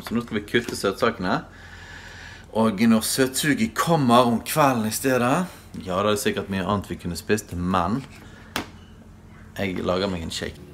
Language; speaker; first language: Norwegian; native; Norwegian